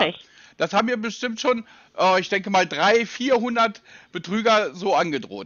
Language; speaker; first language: German; native; German